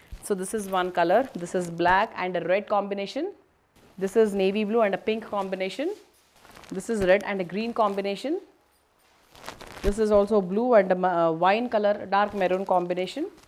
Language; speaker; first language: English; non-native, local second language; Telugu